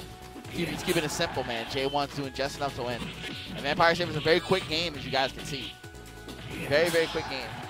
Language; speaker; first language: English; native; English